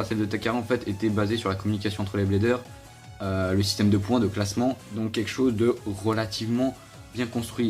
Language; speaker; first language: French; native; French